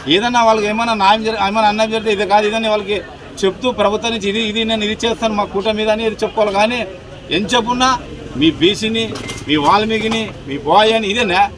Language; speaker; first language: Telugu; native; Telugu